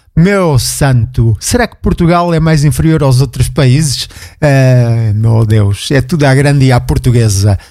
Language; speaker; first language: Portuguese; native; Portuguese